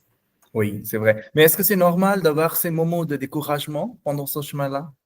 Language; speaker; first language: French; non-native, fluent; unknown